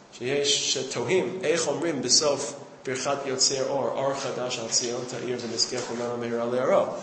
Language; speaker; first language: Hebrew; non-native, fluent; English